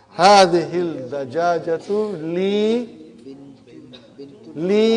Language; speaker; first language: Arabic; non-native, fluent; English